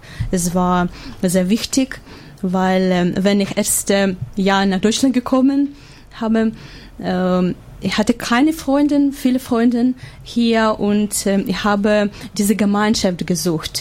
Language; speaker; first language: German; non-native, learner; Ukrainian